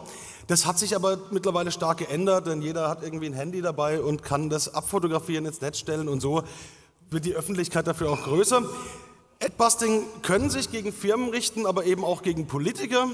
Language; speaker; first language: German; native; German